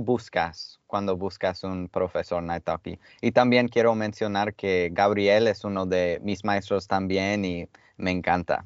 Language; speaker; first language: Spanish; non-native, fluent; English